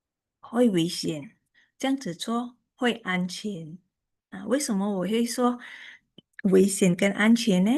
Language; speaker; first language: Chinese; early bilingual, heritage; Chinese